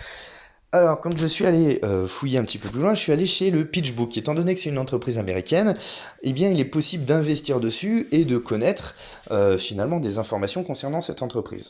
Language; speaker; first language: French; native; French